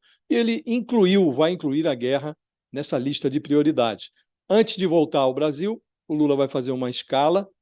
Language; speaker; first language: Portuguese; native; Portuguese